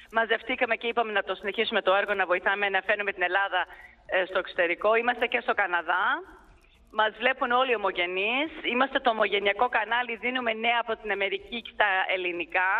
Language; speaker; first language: Greek; early bilingual, heritage; Greek